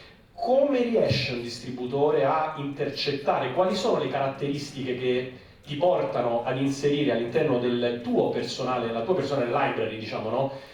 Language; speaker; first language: Italian; native; Italian